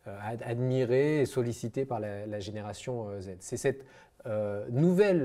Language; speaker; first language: French; native; French